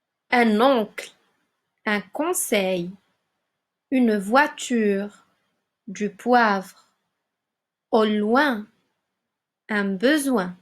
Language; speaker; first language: French; non-native, local second language; Arabic